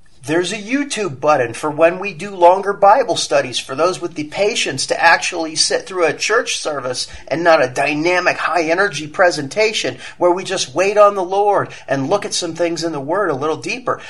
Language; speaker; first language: English; native; English